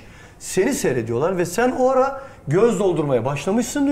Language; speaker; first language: Turkish; native; Turkish